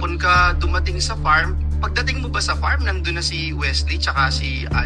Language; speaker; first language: Filipino; native; Filipino